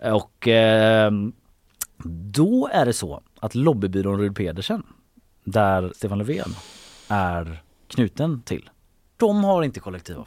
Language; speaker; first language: Swedish; native; Swedish